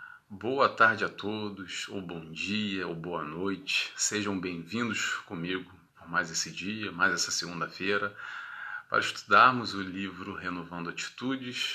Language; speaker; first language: Portuguese; native; Portuguese